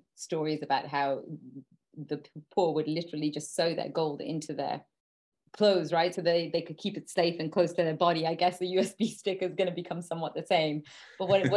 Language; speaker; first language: English; native; English